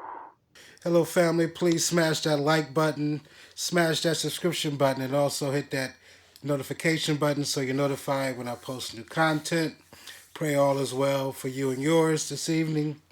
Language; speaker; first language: English; native; English